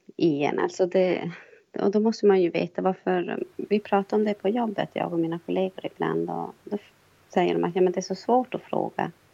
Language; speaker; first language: Swedish; native; Swedish